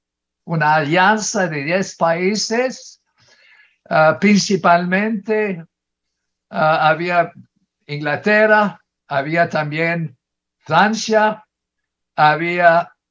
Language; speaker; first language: Spanish; non-native, fluent; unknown